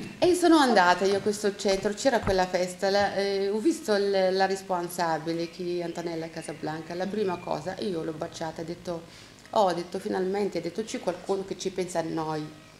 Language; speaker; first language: Italian; non-native, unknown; Arabic